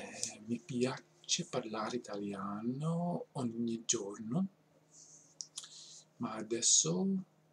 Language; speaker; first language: Italian; non-native, learner; English